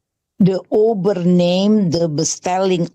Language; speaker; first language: Dutch; non-native, learner; Indonesian